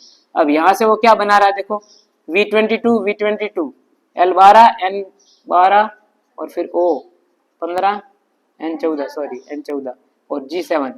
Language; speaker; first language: Hindi; native; Hindi